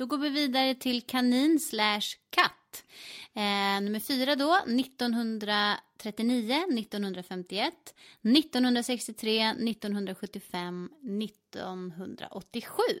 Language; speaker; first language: Swedish; native; Swedish